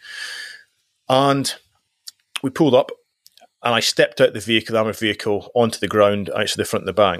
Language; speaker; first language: English; native; English